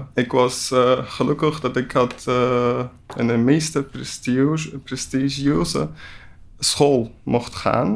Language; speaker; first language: Dutch; non-native, learner; Persian